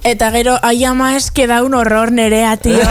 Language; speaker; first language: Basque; native; Basque